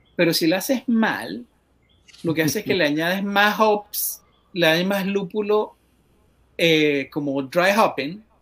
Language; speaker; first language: Spanish; native; Spanish